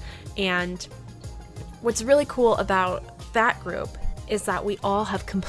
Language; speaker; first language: English; native; English